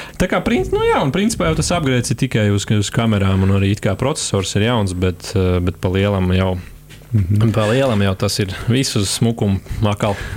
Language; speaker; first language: Latvian; native; Latvian